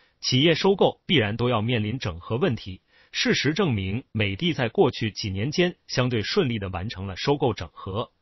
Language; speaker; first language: Chinese; native; Chinese